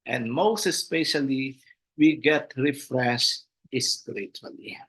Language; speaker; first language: English; non-native, local second language; Filipino